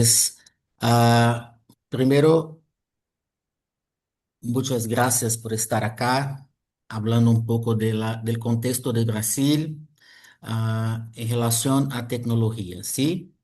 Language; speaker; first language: Spanish; non-native, fluent; Portuguese